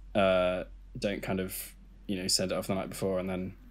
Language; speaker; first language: English; native; English